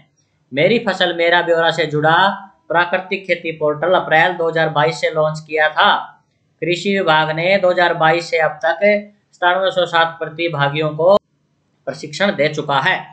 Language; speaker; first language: Hindi; native; Hindi